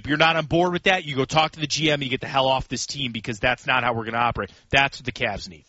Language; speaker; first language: English; native; English